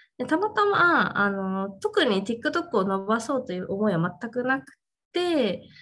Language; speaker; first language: Japanese; native; Japanese